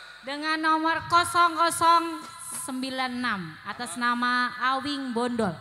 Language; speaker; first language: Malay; non-native, local second language; Javanese